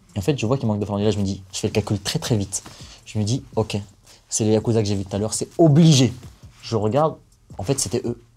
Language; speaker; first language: French; native; French